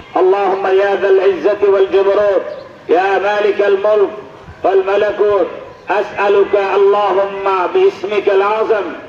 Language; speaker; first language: Arabic; non-native, fluent; Bangla